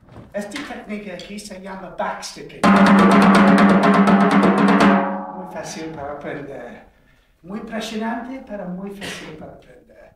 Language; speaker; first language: Spanish; non-native, learner; English